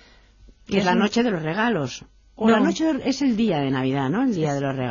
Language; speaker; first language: Spanish; native; Spanish